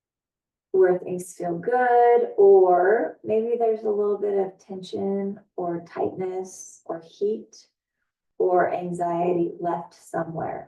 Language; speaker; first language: English; native; English